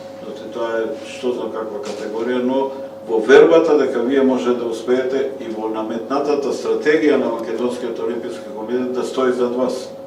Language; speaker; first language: Macedonian; native; Macedonian